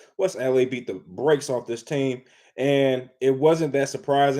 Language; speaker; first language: English; native; English